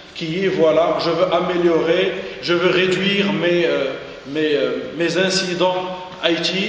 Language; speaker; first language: French; non-native, local second language; Arabic